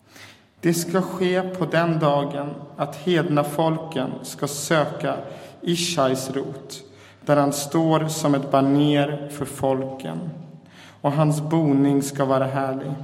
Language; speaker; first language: Swedish; native; Swedish